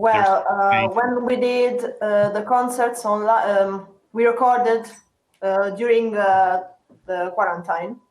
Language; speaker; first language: English; non-native, fluent; Italian